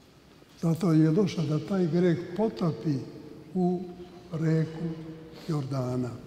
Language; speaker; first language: Serbian; native; Serbian